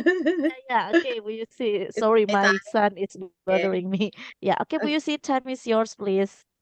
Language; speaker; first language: English; non-native, fluent; Indonesian